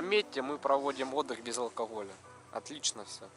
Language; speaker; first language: Russian; native; Russian